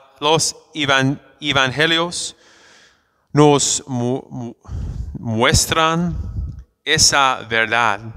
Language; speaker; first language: Spanish; non-native, fluent; English